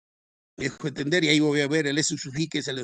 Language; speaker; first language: Spanish; native; Spanish